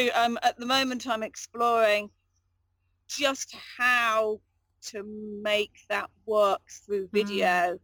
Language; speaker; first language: English; native; English